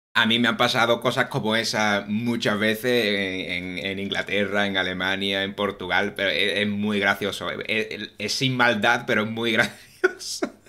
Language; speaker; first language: Spanish; native; Spanish